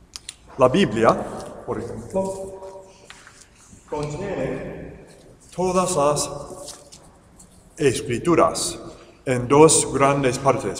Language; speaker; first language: Spanish; non-native, fluent; English